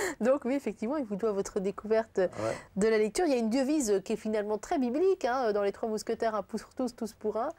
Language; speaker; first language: French; native; French